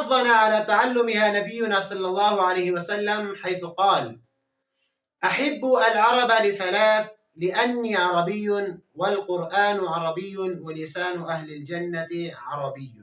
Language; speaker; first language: Arabic; non-native, fluent; Urdu